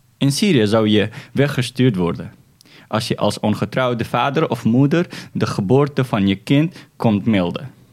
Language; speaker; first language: Dutch; non-native, fluent; Arabic